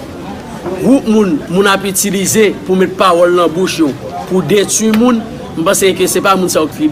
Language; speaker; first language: Haitian Creole; native; Haitian Creole